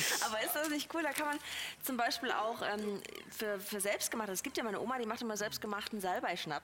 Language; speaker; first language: German; native; German